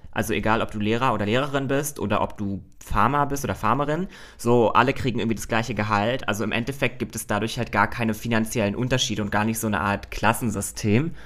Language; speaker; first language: German; native; German